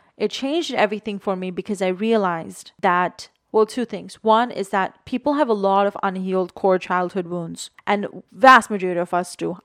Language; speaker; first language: English; non-native, local second language; Bangla